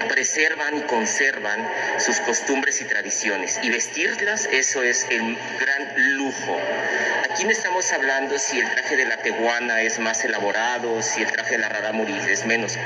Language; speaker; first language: Spanish; native; Spanish